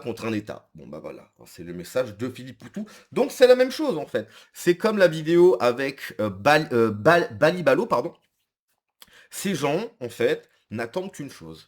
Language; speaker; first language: French; native; French